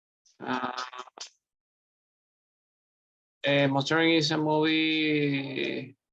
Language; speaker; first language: English; non-native, learner; Spanish